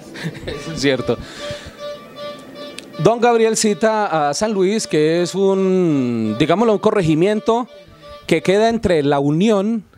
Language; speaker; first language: Spanish; native; Spanish